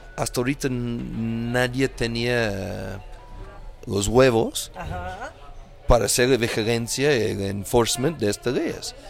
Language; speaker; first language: Spanish; non-native, fluent; English